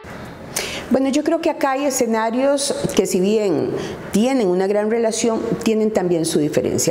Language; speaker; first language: Spanish; native; Spanish